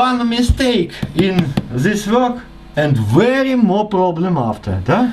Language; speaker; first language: English; non-native, learner; Russian